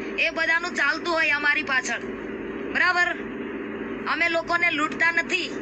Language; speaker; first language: Gujarati; non-native, local second language; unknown